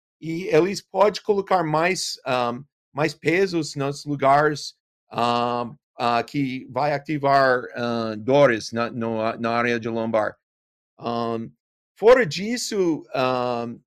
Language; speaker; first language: Portuguese; non-native, learner; English